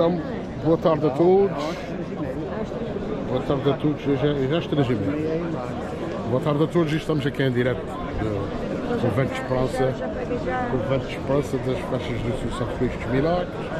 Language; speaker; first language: Portuguese; native; Portuguese